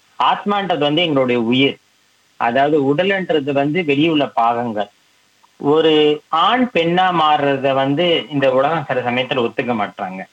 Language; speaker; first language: Tamil; native; Tamil